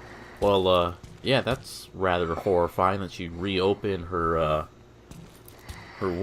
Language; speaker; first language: English; native; English